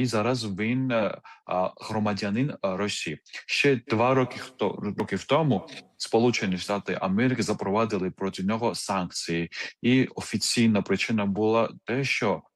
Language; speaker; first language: Ukrainian; non-native, fluent; Georgian